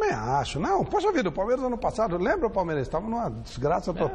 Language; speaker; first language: Portuguese; native; Portuguese